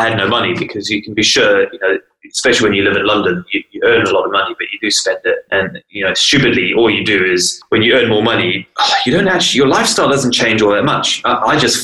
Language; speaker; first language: English; native; English